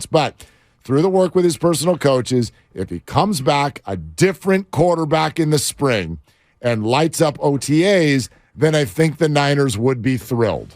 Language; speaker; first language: English; native; English